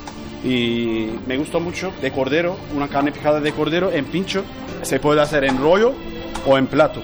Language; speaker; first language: Spanish; non-native, learner; Turkish